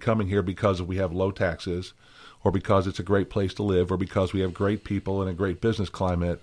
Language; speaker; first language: English; native; English